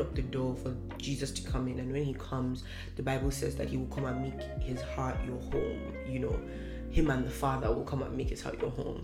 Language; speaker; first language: English; non-native, local second language; Hausa